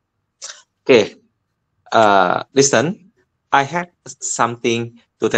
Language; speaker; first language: English; non-native, learner; Indonesian